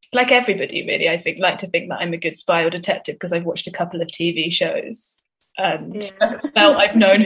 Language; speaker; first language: English; native; English